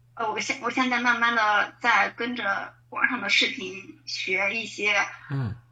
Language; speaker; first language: Chinese; native; Chinese